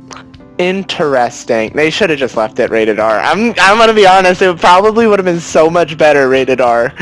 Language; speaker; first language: English; native; English